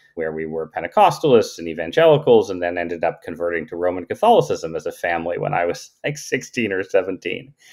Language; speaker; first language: English; native; English